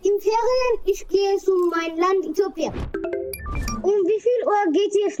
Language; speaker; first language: German; non-native, learner; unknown